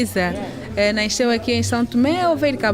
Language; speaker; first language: Portuguese; native; Portuguese